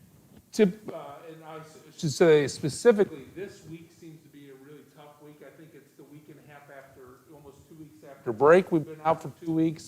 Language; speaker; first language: English; native; English